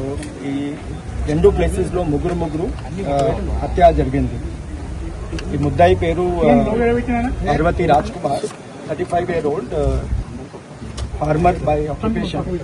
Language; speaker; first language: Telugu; non-native, local second language; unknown